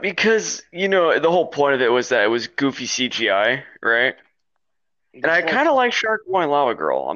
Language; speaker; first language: English; native; English